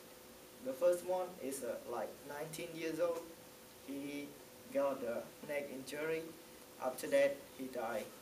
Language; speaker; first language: English; non-native, learner; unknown